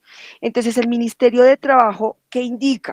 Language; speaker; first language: Spanish; native; Spanish